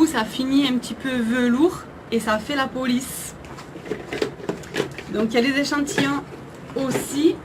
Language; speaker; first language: French; native; French